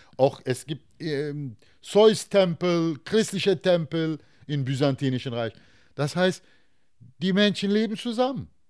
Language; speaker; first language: German; non-native, fluent; Turkish